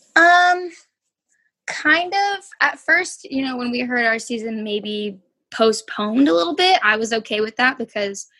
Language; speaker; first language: English; native; English